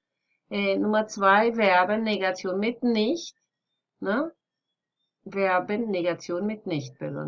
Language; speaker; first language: German; non-native, fluent; Spanish